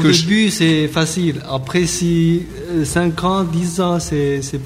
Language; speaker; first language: French; non-native, learner; Chinese